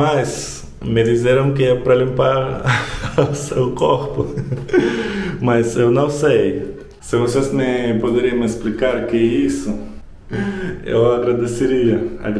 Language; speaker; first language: Portuguese; non-native, learner; Russian